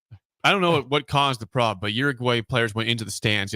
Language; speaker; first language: English; native; English